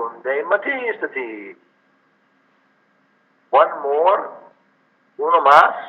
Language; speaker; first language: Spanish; non-native, learner; English